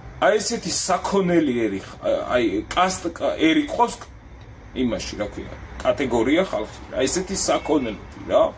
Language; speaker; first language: Georgian; native; Georgian